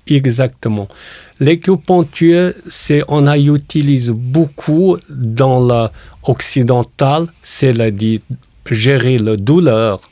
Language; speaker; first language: French; non-native, learner; Chinese